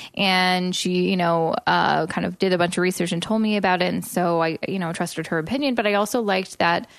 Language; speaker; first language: English; native; English